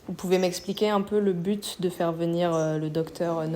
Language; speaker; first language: French; native; French